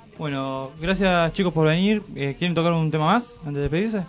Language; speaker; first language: Spanish; native; Spanish